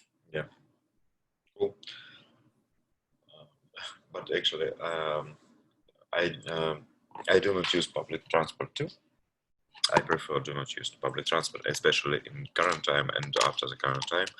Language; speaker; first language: English; non-native, learner; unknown